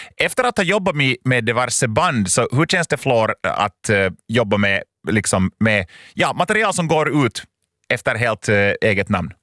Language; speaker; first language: Swedish; native; Swedish